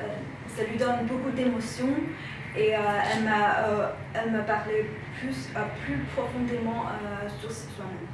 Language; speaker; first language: French; non-native, fluent; Chinese